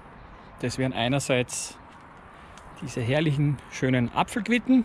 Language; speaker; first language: German; native; German